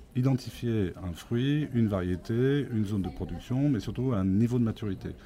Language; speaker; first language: French; native; French